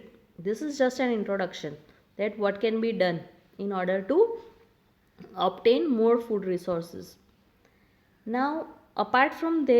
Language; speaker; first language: English; non-native, local second language; Hindi